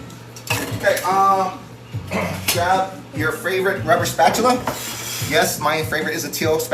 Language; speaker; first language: English; native; English